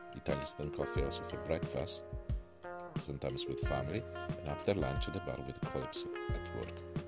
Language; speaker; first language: English; non-native, fluent; Italian